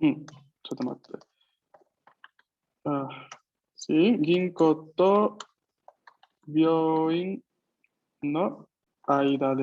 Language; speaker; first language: Japanese; non-native, fluent; Spanish